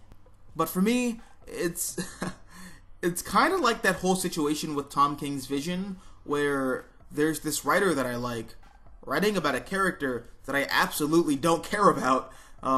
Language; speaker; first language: English; native; English